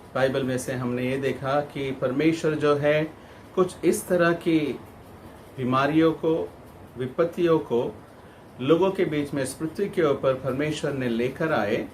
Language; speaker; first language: Hindi; non-native, local second language; Kannada